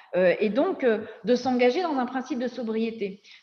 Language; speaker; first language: French; native; French